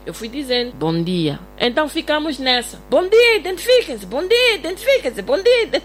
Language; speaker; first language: Portuguese; native; Portuguese